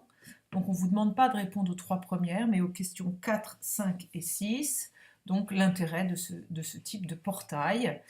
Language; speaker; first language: French; native; French